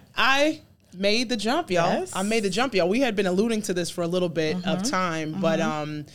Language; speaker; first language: English; early bilingual, other home language; Akan